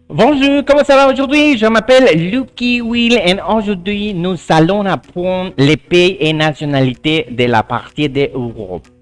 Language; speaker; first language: French; non-native, learner; Spanish